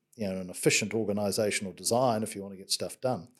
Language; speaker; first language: English; native; English